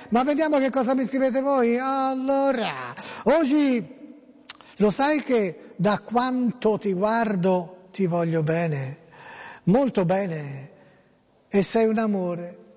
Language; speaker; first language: Italian; native; Italian